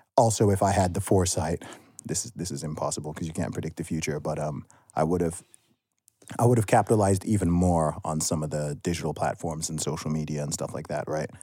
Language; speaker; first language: English; native; English